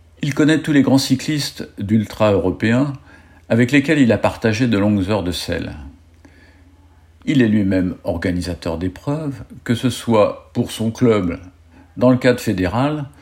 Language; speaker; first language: French; native; French